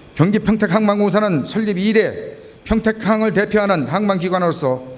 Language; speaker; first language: Korean; native; Korean